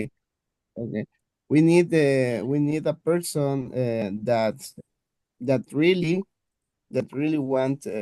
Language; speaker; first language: English; non-native, learner; Spanish